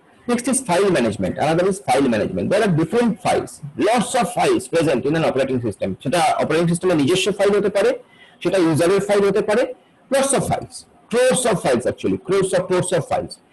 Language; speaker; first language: English; non-native, local second language; Bangla